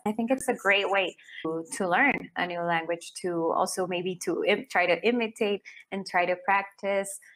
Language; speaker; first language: English; non-native, fluent; Spanish